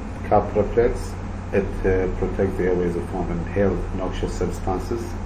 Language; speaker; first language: English; non-native, fluent; Arabic